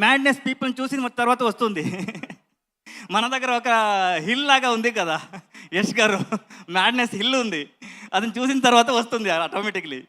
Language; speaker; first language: Telugu; non-native, learner; Kannada